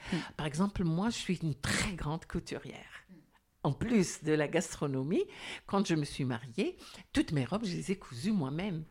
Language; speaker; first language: French; non-native, local second language; Arabic